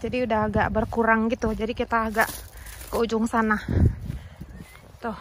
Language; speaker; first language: Indonesian; native; Indonesian